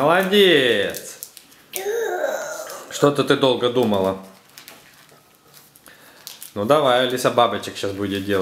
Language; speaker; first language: Russian; native; Russian